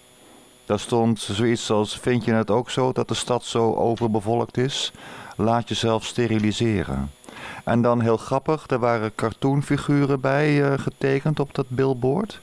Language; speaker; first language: Dutch; native; Dutch